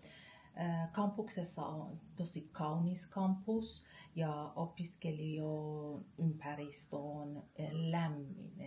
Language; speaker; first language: Finnish; non-native, learner; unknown